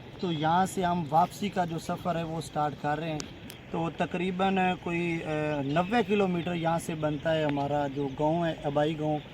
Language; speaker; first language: Urdu; non-native, local second language; Punjabi